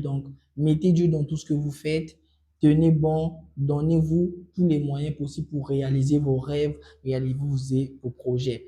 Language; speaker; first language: French; non-native, local second language; Sango